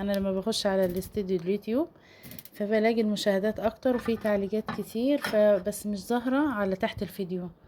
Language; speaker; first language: Arabic; native; Arabic